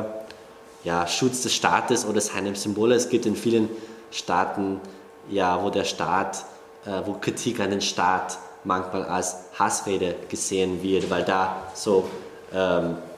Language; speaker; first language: German; non-native, fluent; English